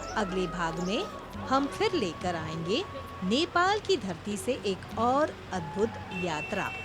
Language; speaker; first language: Hindi; non-native, local second language; Morisyen